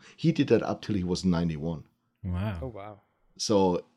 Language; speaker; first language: English; early bilingual, other home language; German